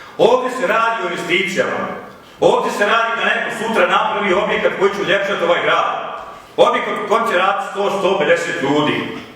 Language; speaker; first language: Croatian; native; Croatian